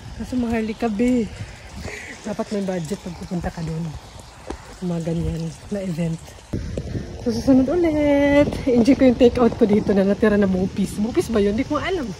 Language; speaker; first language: Filipino; native; Filipino